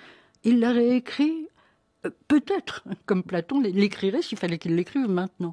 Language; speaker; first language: French; native; French